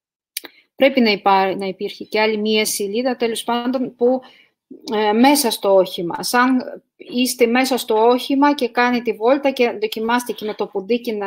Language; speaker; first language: Greek; non-native, fluent; Russian